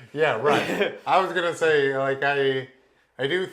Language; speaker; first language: English; native; English